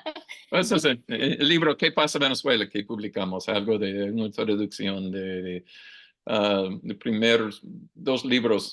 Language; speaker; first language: Spanish; non-native, learner; English